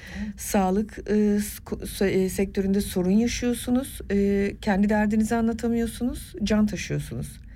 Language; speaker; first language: Turkish; non-native, local second language; Kurdish